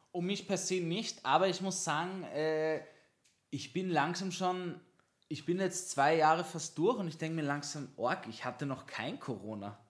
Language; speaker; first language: German; native; German